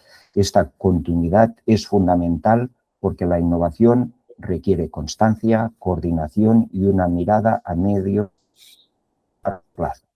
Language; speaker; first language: Spanish; native; Spanish